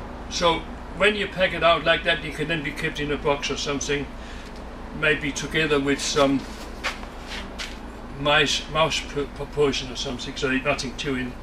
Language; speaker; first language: English; non-native, fluent; Danish